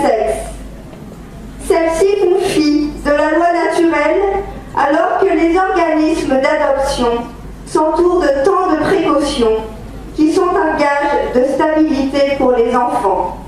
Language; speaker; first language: French; native; French